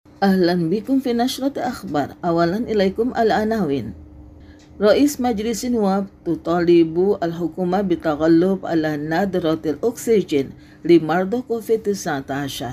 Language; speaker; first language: Arabic; non-native, fluent; Indonesian